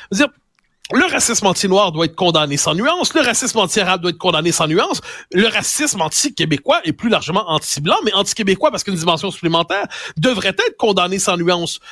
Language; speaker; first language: French; native; French